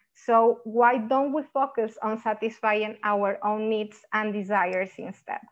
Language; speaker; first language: English; non-native, fluent; Spanish